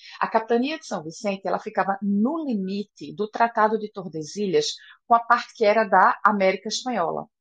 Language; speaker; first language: Portuguese; native; Portuguese